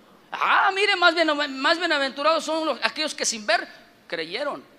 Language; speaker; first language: Spanish; native; Spanish